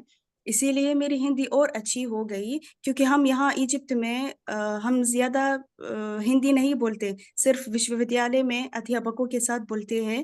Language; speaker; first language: Hindi; non-native, fluent; Arabic